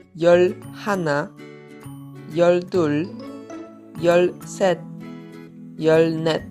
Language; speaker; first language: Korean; non-native, fluent; Polish